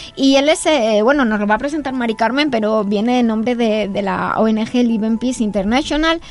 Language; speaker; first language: Spanish; native; Spanish